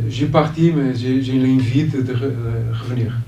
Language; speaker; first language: French; non-native, fluent; Portuguese